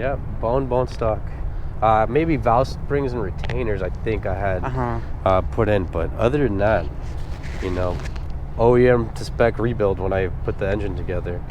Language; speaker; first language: English; native; English